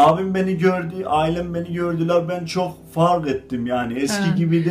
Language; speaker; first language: Turkish; non-native, learner; Azerbaijani